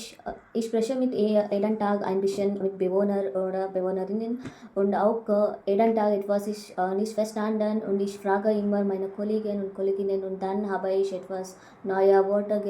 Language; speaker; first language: German; non-native, learner; Kannada